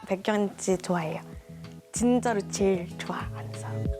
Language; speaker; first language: Korean; non-native, learner; Thai